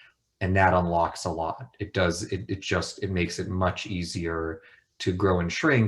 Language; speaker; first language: English; native; English